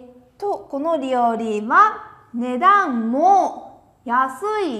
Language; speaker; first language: Japanese; non-native, fluent; Vietnamese